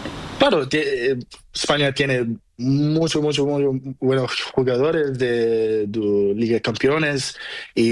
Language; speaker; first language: Spanish; non-native, learner; Portuguese